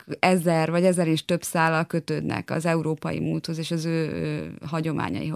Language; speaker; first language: Hungarian; native; Hungarian